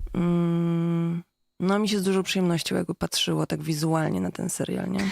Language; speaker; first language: Polish; native; Polish